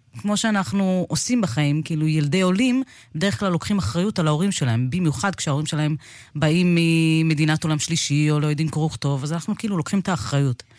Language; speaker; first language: Hebrew; early bilingual, other home language; Amharic